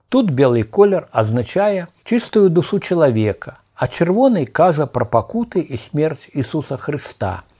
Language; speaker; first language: Belarusian; native; Belarusian